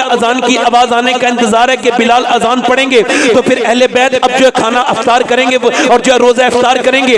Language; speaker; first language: Urdu; native; Urdu